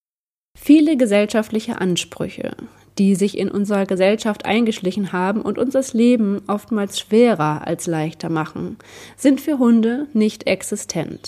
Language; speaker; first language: German; native; German